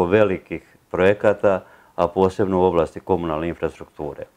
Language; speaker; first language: Serbian; native; Serbian